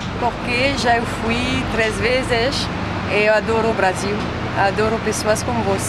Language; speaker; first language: Portuguese; non-native, learner; French